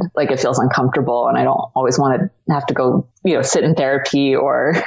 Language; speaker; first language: English; native; English